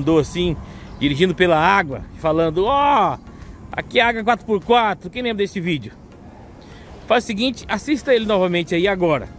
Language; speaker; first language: Portuguese; native; Portuguese